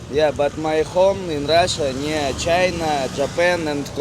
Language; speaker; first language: English; non-native, learner; Russian